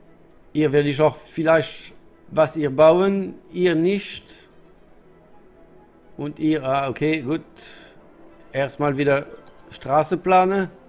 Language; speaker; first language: German; non-native, learner; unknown